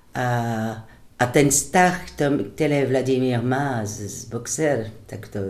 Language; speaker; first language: Czech; non-native, fluent; French